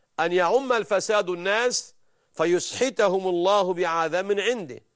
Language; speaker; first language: Arabic; native; Arabic